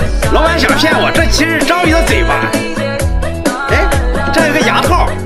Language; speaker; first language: Chinese; native; Chinese